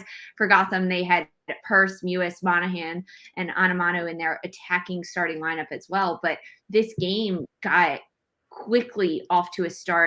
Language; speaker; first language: English; native; English